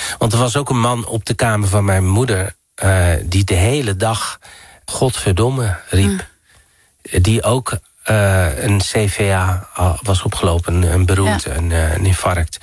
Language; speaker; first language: Dutch; early bilingual, other home language; Riffian